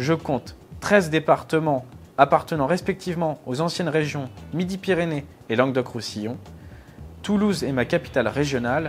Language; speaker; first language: French; native; French